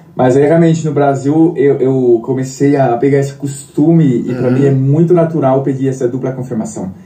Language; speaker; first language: Portuguese; non-native, fluent; French